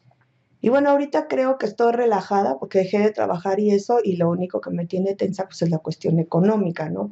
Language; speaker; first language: Spanish; native; Spanish